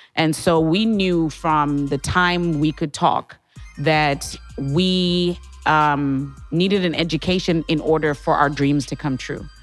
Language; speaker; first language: English; non-native, local second language; Shona